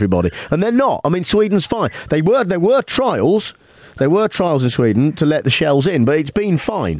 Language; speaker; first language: English; native; English